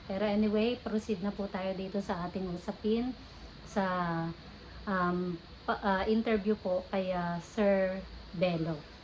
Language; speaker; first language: Filipino; native; Filipino